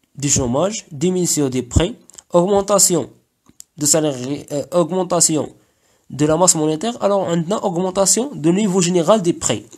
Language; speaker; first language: French; non-native, local second language; Arabic